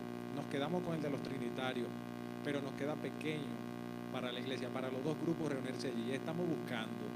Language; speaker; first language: Spanish; native; Spanish